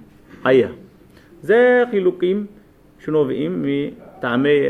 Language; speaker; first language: Hebrew; non-native, fluent; Amharic